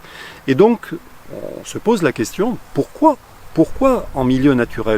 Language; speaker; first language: French; native; French